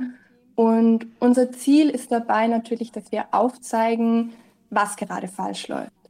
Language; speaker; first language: German; native; German